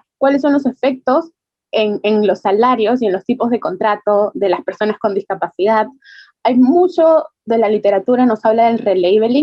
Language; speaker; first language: Spanish; native; Spanish